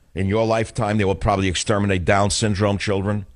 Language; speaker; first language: English; native; English